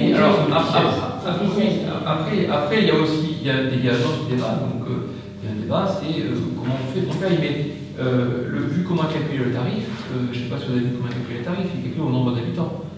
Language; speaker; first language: French; native; French